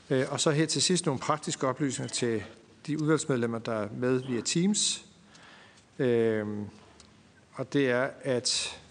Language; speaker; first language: Danish; native; Danish